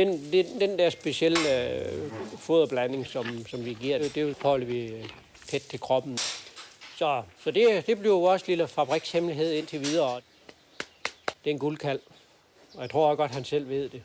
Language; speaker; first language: Danish; native; Danish